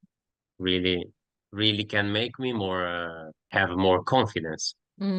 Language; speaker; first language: English; non-native, learner; Italian